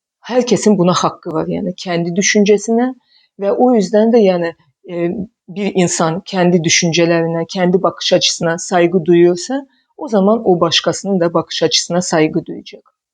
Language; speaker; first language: Turkish; non-native, fluent; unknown